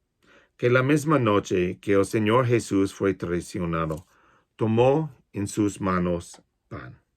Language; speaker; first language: Spanish; non-native, fluent; English